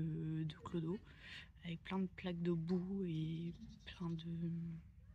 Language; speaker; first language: French; native; French